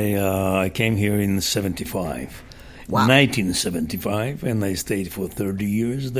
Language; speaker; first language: English; non-native, fluent; Polish